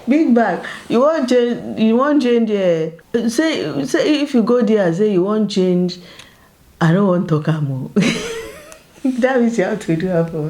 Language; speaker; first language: Nigerian Pidgin; native; Nigerian Pidgin